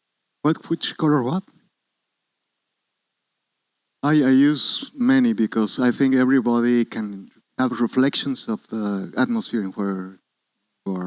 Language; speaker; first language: English; non-native, learner; Spanish